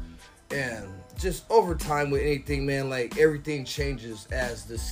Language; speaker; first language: English; native; English